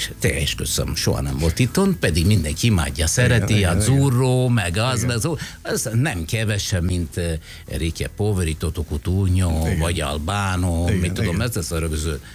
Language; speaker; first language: Hungarian; non-native, fluent; Italian